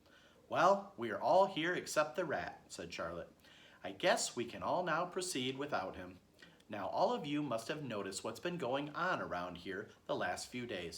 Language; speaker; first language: English; native; English